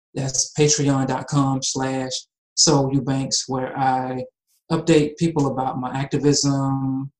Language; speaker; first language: English; native; English